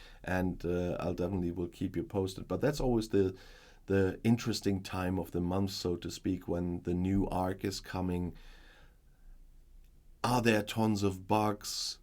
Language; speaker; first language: English; non-native, fluent; German